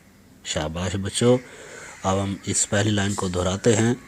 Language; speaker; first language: Urdu; native; Urdu